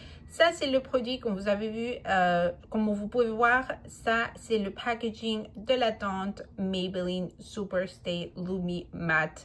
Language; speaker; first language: French; non-native, fluent; Spanish